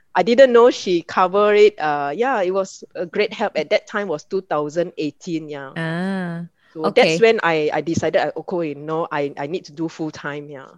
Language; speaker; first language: English; non-native, local second language; Min Nan Chinese